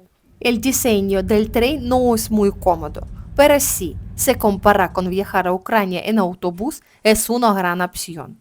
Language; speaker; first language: Spanish; non-native, learner; Ukrainian